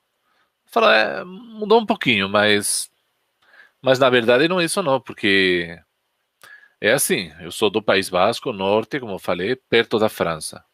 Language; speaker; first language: Portuguese; non-native, fluent; Spanish